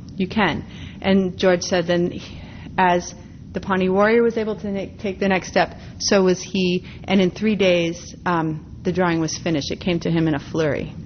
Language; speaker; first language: English; native; English